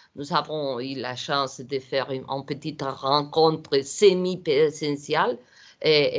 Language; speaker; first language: French; non-native, learner; Portuguese